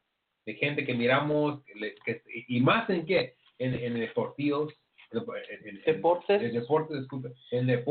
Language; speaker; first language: Spanish; early bilingual, heritage; Spanish